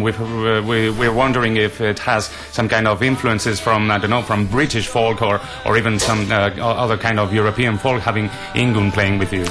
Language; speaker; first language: English; non-native, fluent; Spanish